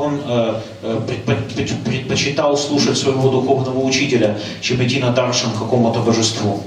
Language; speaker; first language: Russian; native; Russian